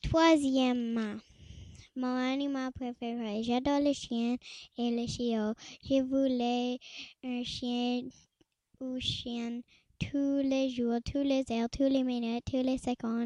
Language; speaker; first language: French; non-native, learner; English